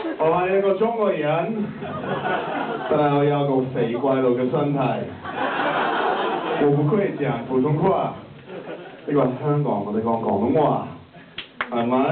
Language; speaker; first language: Cantonese; non-native, learner; English